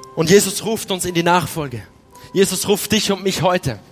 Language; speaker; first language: German; native; German